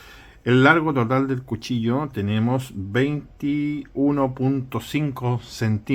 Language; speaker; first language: Spanish; native; Spanish